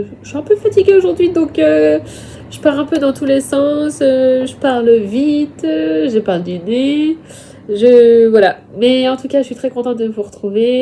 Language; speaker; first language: French; native; French